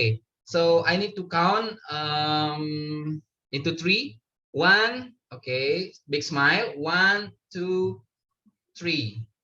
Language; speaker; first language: English; non-native, learner; Indonesian